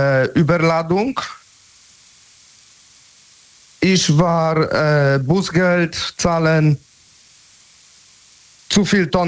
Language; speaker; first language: German; non-native, learner; Polish